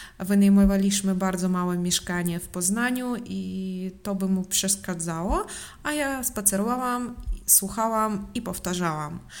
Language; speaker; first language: Polish; non-native, learner; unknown